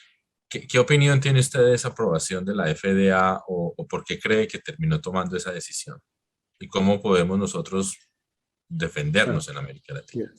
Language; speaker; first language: Spanish; native; Spanish